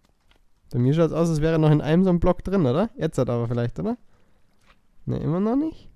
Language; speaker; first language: German; native; German